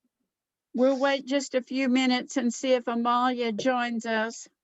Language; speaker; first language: English; native; English